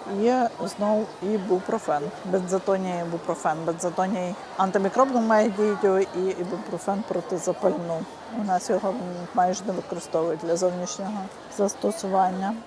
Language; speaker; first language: Ukrainian; native; Ukrainian